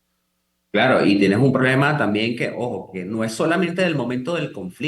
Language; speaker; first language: Spanish; native; Spanish